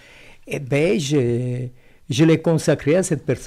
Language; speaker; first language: French; non-native, fluent; Italian